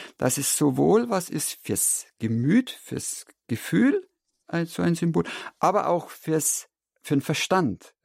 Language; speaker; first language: German; native; German